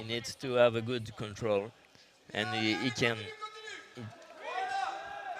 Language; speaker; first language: English; non-native, learner; French